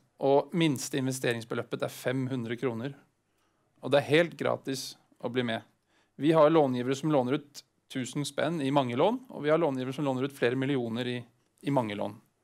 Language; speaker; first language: Swedish; non-native, fluent; Norwegian